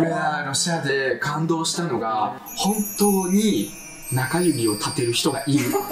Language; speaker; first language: Japanese; early bilingual, other home language; Russian